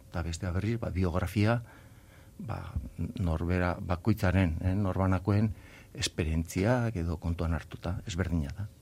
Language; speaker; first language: Basque; native; Basque